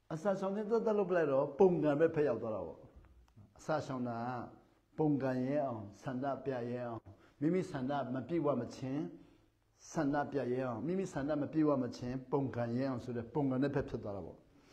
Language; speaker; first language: Burmese; non-native, local second language; Hakha Chin